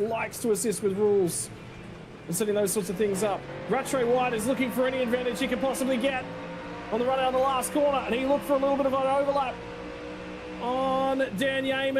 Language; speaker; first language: English; native; English